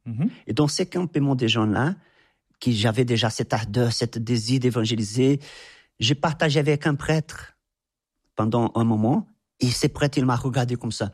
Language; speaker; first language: French; non-native, fluent; Portuguese